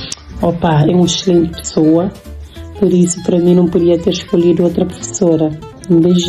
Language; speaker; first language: Portuguese; non-native, local second language; Kabuverdianu